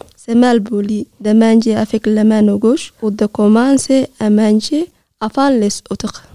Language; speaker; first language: French; non-native, learner; Somali